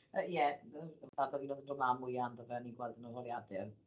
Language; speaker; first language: Welsh; native; Welsh